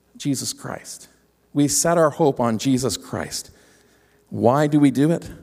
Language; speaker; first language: English; native; English